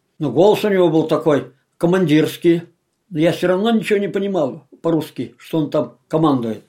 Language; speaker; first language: Russian; non-native, local second language; Tatar